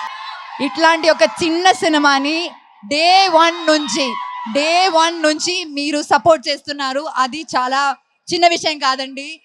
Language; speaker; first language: Telugu; non-native, fluent; Malayalam